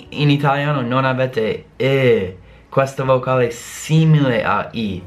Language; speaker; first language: Italian; non-native, fluent; English